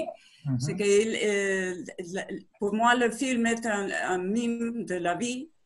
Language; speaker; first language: French; non-native, learner; Spanish